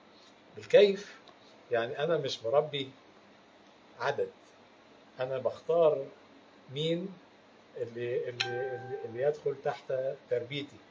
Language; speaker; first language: Arabic; native; Arabic